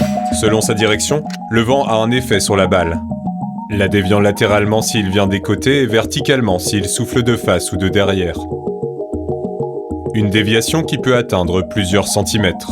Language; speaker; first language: French; native; French